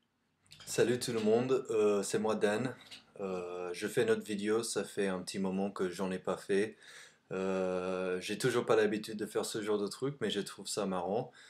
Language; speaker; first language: French; non-native, fluent; English